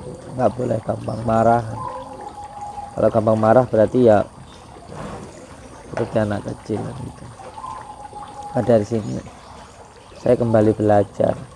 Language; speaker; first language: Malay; non-native, local second language; Javanese